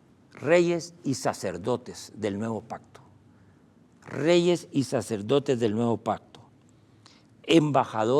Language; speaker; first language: Spanish; native; Spanish